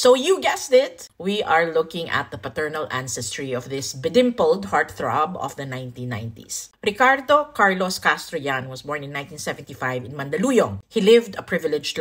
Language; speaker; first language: English; non-native, local second language; Filipino